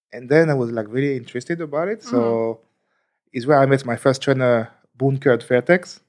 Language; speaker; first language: English; non-native, fluent; French